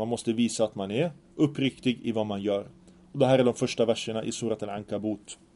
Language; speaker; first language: Swedish; early bilingual, other home language; Arabic